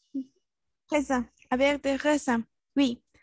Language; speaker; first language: French; non-native, learner; Spanish